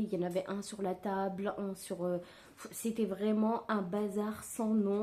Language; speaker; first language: French; native; French